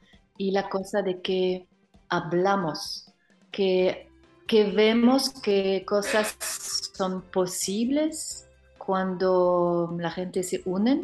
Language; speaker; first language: Spanish; non-native, fluent; French